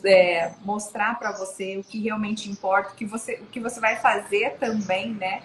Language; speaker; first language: Portuguese; native; Portuguese